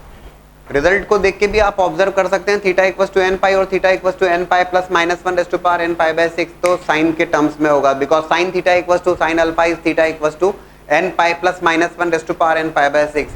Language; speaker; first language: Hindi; native; Hindi